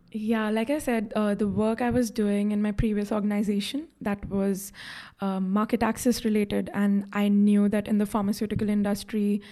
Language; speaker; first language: English; non-native, local second language; Hindi